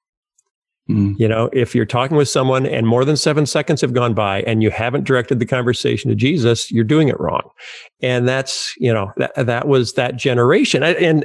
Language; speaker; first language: English; native; English